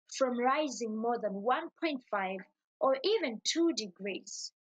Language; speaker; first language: English; non-native, local second language; Ganda